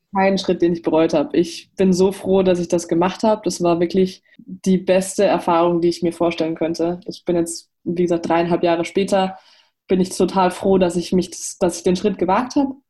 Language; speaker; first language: German; native; German